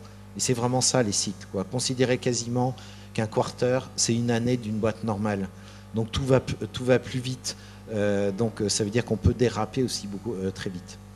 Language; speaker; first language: French; native; French